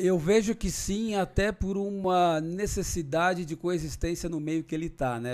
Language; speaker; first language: Portuguese; native; Portuguese